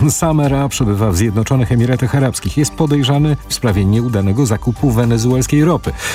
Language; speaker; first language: Polish; native; Polish